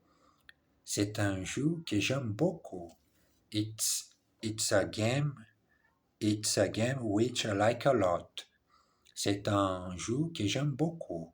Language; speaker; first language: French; non-native, learner; English